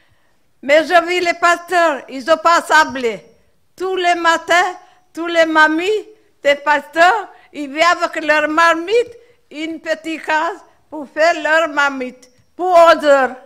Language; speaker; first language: French; non-native, local second language; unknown